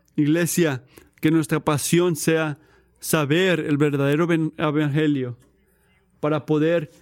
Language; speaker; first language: Spanish; native; Spanish